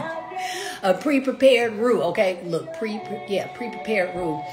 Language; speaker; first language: English; native; English